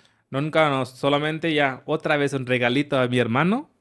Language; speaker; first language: Spanish; non-native, learner; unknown